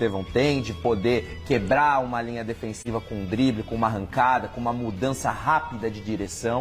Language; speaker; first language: Portuguese; native; Portuguese